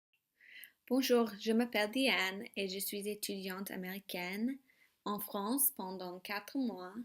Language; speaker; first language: French; non-native, learner; English